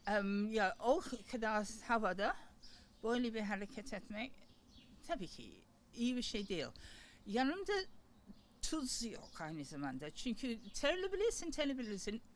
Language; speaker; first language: Turkish; non-native, learner; English